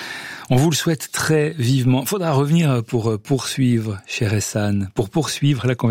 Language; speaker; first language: French; native; French